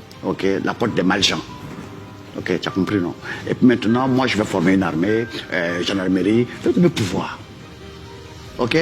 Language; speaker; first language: French; non-native, local second language; Dyula